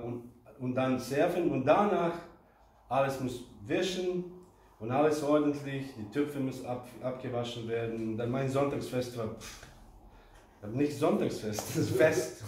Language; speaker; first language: German; non-native, fluent; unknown